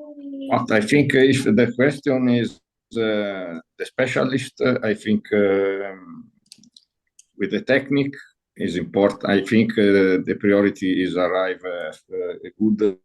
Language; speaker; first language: English; non-native, learner; Italian